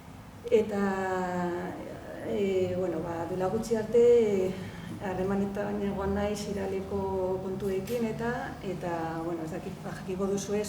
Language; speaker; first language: Basque; non-native, local second language; Spanish